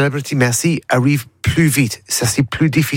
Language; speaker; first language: French; non-native, learner; English